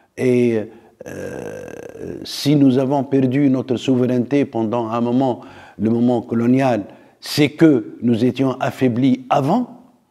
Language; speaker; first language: French; non-native, local second language; Arabic